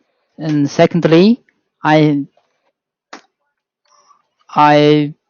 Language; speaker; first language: English; non-native, learner; Chinese